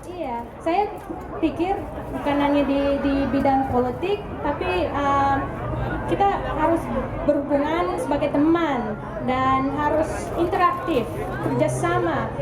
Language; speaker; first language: Indonesian; non-native, fluent; English